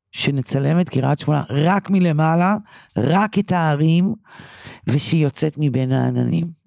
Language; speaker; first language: Hebrew; early bilingual, other home language; English